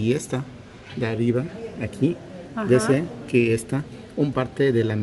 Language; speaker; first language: Spanish; non-native, learner; Arabic